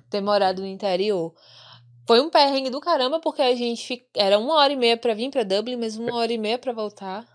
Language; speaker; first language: Portuguese; native; Portuguese